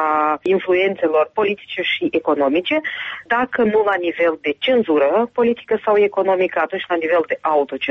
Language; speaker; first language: Romanian; native; Romanian